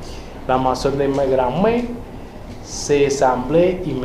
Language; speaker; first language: French; non-native, learner; Spanish